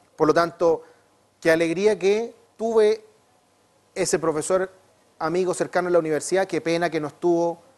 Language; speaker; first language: Spanish; native; Spanish